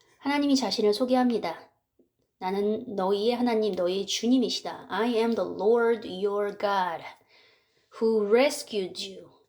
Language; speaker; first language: Korean; native; Korean